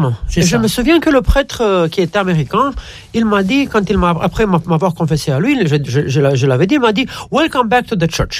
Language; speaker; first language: French; non-native, fluent; Romanian